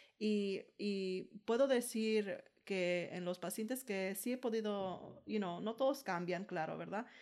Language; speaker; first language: Spanish; early bilingual, heritage; Spanish